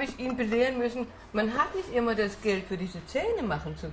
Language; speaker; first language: German; non-native, fluent; Danish